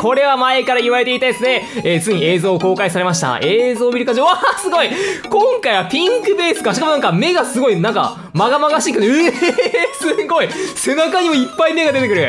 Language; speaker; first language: Japanese; native; Japanese